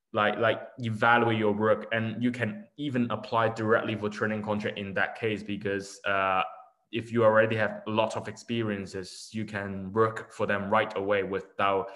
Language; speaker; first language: English; non-native, local second language; Cantonese